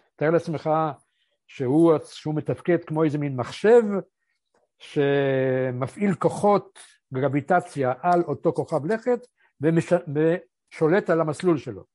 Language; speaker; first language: Hebrew; early bilingual, other home language; Polish